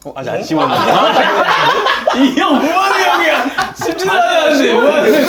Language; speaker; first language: Korean; early bilingual, other home language; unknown